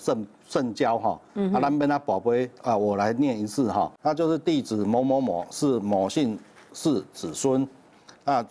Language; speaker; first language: Chinese; native; Chinese